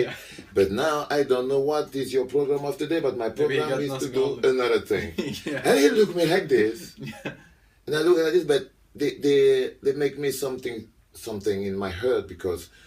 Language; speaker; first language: English; non-native, local second language; French